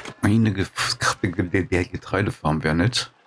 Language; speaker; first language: German; native; German